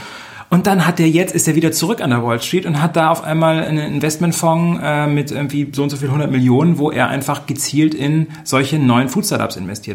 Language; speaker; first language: German; native; German